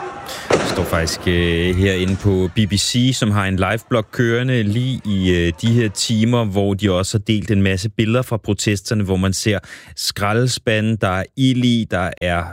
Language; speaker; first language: Danish; native; Danish